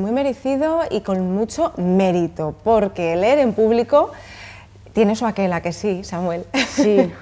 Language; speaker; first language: Spanish; native; Spanish